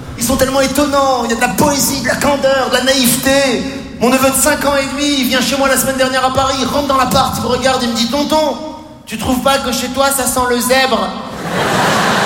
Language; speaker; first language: French; native; French